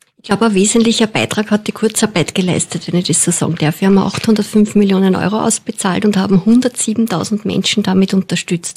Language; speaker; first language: German; native; German